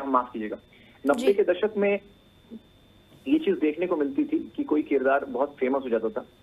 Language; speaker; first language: Hindi; native; Hindi